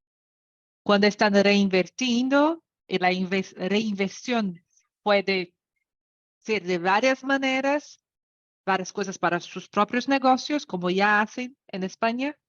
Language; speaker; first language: Spanish; non-native, learner; Portuguese